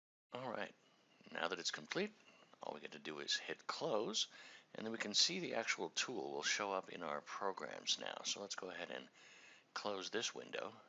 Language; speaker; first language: English; native; English